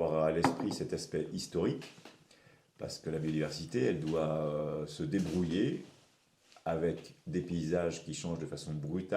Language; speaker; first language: French; native; French